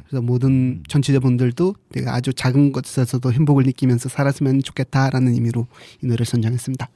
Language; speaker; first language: Korean; non-native, fluent; Mongolian